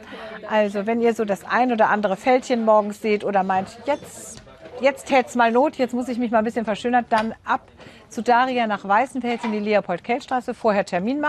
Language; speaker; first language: German; native; German